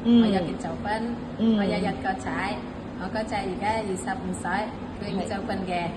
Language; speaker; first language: Cantonese; non-native, learner; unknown